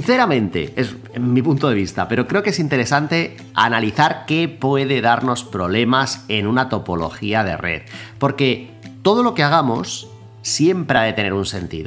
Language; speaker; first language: Spanish; native; Spanish